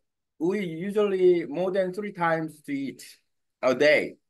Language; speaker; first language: English; non-native, learner; Korean